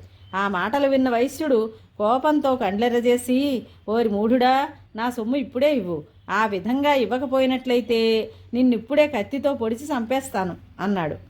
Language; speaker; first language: Telugu; native; Telugu